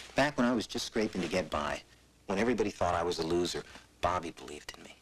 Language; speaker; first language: English; native; English